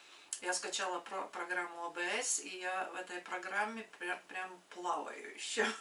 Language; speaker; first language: Russian; non-native, local second language; Latvian